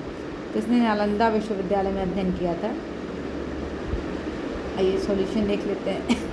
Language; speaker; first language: Hindi; native; Hindi